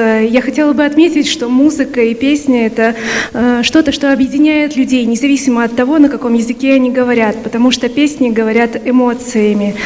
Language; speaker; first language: Russian; native; Russian